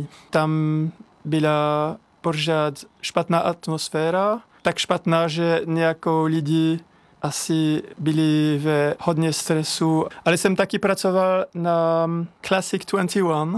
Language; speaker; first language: Czech; non-native, fluent; French